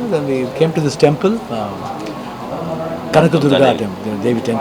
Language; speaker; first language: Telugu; non-native, learner; Kannada